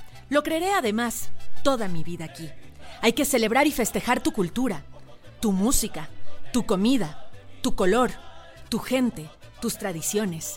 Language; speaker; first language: Spanish; native; Spanish